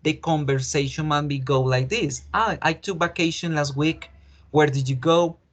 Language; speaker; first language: English; non-native, fluent; Spanish